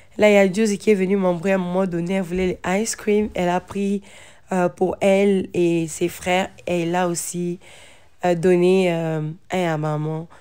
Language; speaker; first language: French; non-native, local second language; Lingala